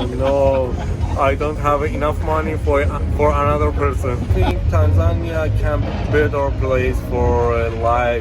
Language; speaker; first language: English; non-native, learner; Persian